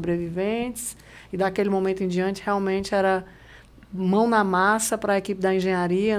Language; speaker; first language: Portuguese; native; Portuguese